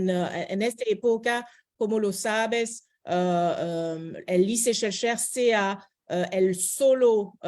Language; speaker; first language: Spanish; non-native, fluent; French